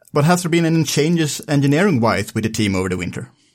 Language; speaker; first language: English; non-native, fluent; Swedish